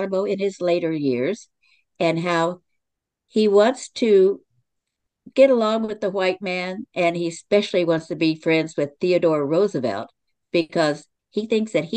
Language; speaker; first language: English; native; English